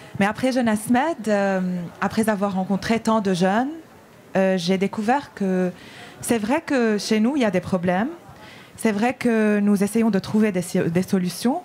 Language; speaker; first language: French; non-native, local second language; Arabic